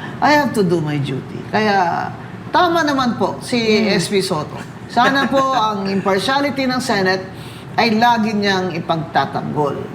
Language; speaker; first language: Filipino; non-native, local second language; Cebuano